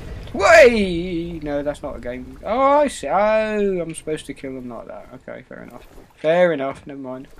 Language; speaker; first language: English; native; English